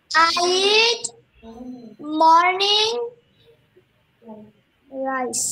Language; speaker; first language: English; non-native, learner; Bangla